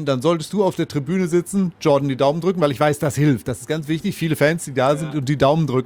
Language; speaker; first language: German; native; German